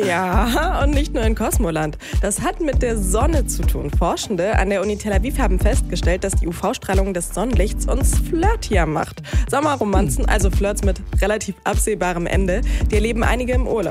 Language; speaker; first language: German; native; German